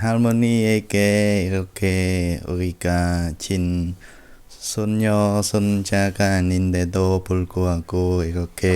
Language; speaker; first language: Korean; non-native, fluent; Khmer